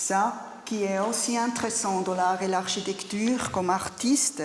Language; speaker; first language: French; non-native, learner; German